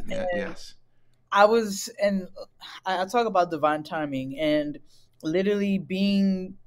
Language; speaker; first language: English; native; English